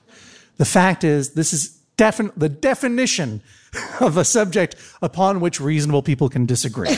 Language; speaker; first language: English; native; English